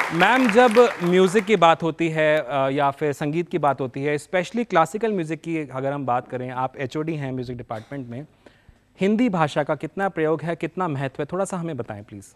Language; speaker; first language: Hindi; native; Hindi